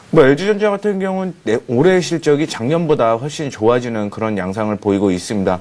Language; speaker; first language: Korean; native; Korean